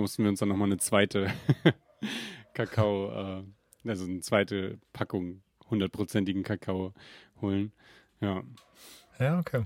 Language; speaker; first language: German; native; German